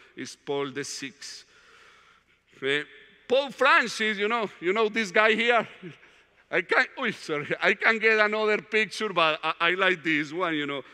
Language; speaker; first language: English; non-native, fluent; Spanish